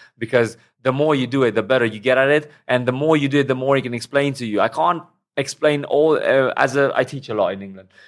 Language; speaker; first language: English; non-native, fluent; Romanian